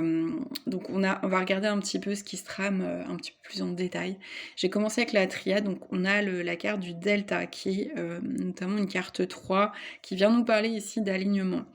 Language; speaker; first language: French; native; French